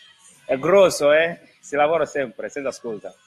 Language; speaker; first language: Italian; non-native, learner; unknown